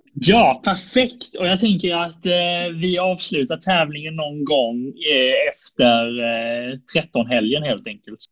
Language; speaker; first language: Swedish; native; Swedish